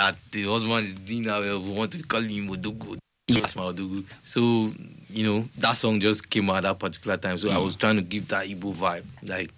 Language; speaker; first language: English; non-native, local second language; Igbo